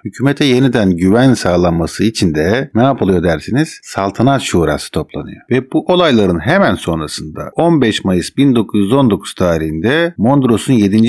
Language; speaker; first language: Turkish; native; Turkish